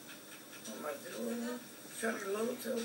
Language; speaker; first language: Hebrew; non-native, fluent; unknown